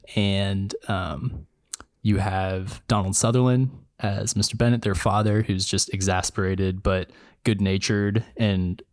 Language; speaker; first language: English; native; English